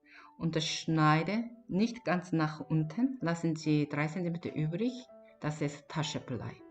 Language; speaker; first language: German; non-native, learner; Korean